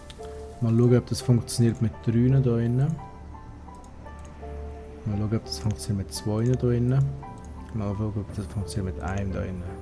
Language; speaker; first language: German; native; German